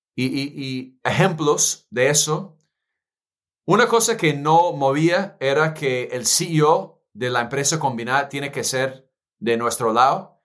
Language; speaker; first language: Spanish; non-native, fluent; English